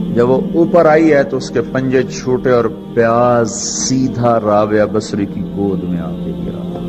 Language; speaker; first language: Urdu; non-native, local second language; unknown